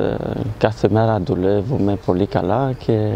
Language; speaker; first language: Greek; non-native, learner; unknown